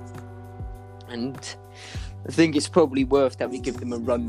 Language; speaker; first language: English; native; English